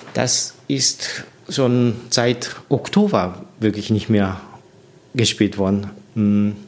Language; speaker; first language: German; non-native, learner; Japanese